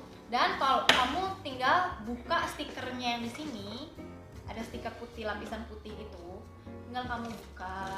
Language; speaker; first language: Indonesian; native; Indonesian